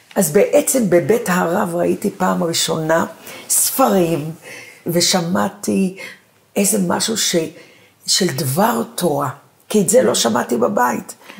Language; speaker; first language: Hebrew; early bilingual, other home language; Arabic